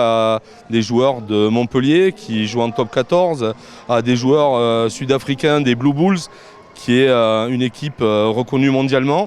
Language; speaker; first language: French; native; French